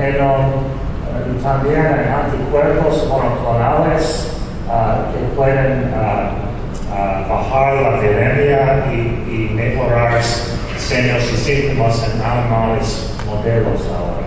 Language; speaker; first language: Spanish; non-native, fluent; English